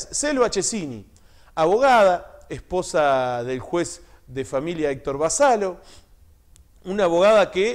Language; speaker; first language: Spanish; native; Spanish